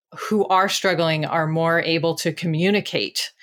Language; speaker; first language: English; native; English